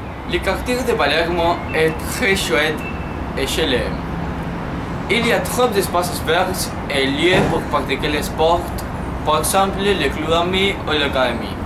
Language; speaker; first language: French; non-native, learner; Spanish